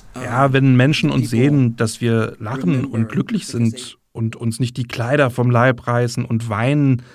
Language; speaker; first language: German; non-native, fluent; English